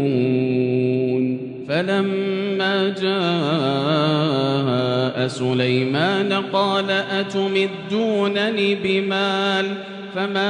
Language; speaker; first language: Arabic; native; Arabic